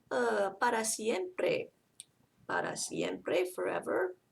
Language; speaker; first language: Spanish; non-native, fluent; English